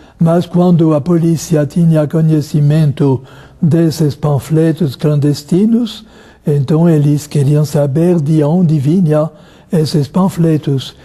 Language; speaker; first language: Portuguese; non-native, fluent; French